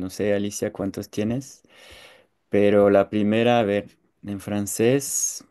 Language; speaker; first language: Spanish; non-native, fluent; French